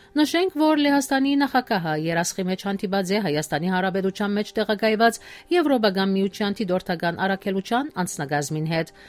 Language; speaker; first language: Armenian; early bilingual, heritage; Armenian